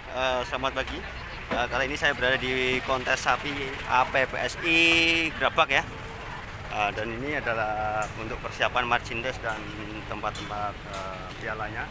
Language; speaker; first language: Indonesian; native; Indonesian